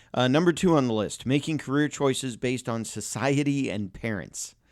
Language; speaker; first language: English; native; English